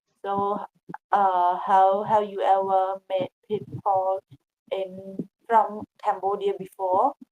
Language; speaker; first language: English; non-native, learner; Khmer